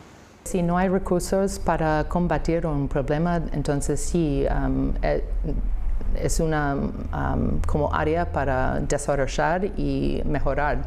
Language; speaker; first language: Spanish; non-native, fluent; English